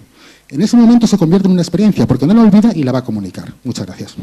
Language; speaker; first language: Spanish; native; Spanish